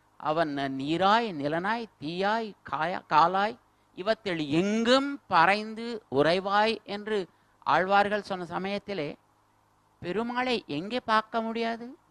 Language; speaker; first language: Tamil; non-native, local second language; Telugu